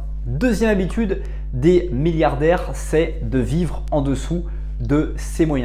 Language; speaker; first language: French; native; French